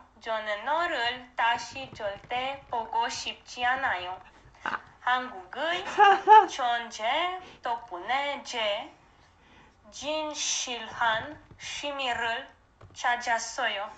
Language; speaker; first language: Korean; non-native, learner; Romanian